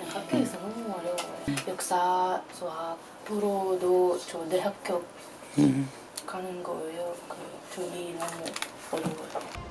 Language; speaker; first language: Korean; non-native, learner; Russian